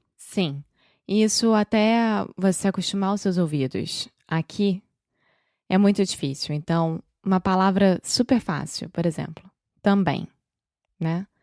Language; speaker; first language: Portuguese; native; Portuguese